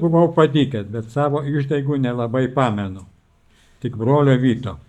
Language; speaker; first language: Lithuanian; native; Lithuanian